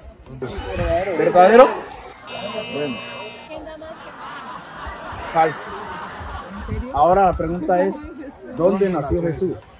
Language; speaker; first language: Spanish; native; Spanish